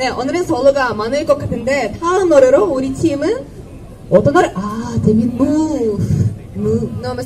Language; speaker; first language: Korean; non-native, fluent; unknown